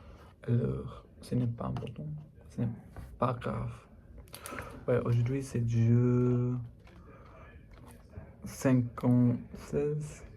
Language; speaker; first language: French; non-native, learner; English